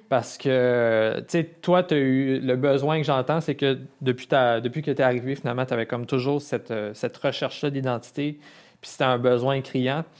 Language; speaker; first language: French; native; French